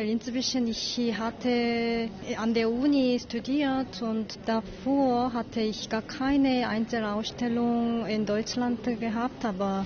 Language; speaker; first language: German; non-native, learner; Korean